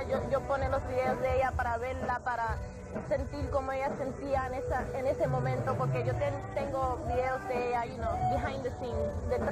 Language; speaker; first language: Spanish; early bilingual, heritage; English